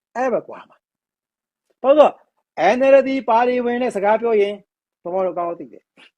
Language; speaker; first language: Burmese; native; Burmese